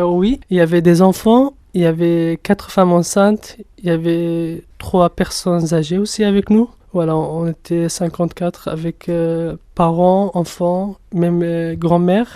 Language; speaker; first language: French; non-native, fluent; Kurdish